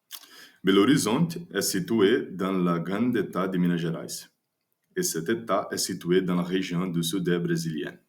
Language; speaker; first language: French; non-native, learner; Portuguese